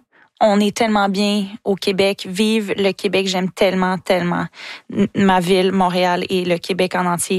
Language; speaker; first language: French; native; French